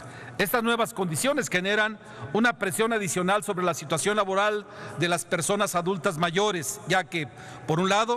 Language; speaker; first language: Spanish; native; Spanish